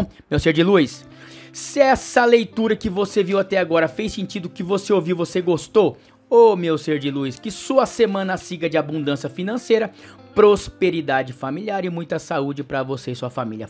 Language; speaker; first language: Portuguese; native; Portuguese